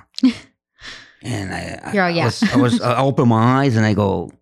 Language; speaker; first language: English; non-native, fluent; Spanish